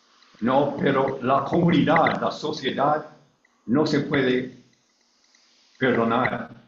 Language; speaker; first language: Spanish; non-native, learner; English